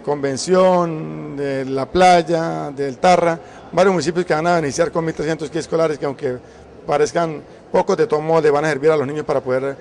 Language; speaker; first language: Spanish; native; Spanish